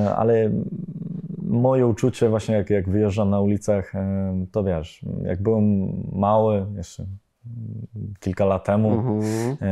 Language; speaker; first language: Polish; early bilingual, heritage; Polish